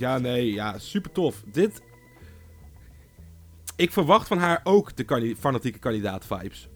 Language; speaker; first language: Dutch; native; Dutch